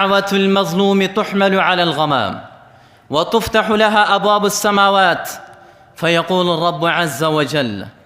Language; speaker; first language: Arabic; non-native, fluent; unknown